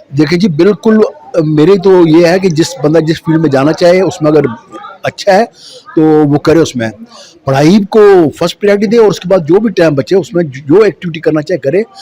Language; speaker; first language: Urdu; non-native, local second language; Punjabi